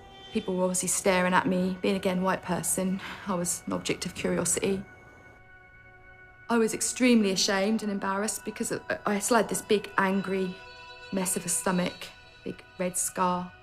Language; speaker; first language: English; native; English